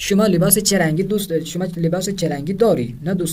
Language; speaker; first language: Persian; non-native, fluent; Urdu